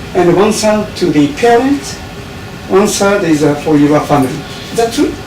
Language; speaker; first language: English; non-native, learner; Japanese